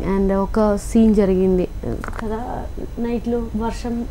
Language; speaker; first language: Telugu; non-native, learner; Malayalam